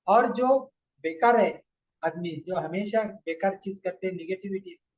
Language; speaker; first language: Hindi; non-native, local second language; Marathi